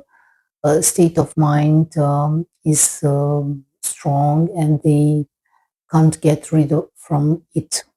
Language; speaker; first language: English; non-native, fluent; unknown